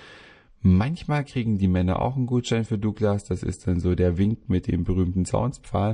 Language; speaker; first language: German; native; German